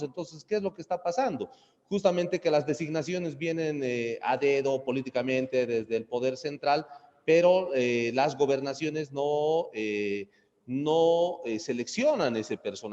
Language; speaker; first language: Spanish; native; Spanish